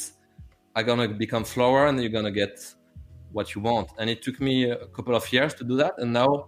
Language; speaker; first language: English; non-native, fluent; French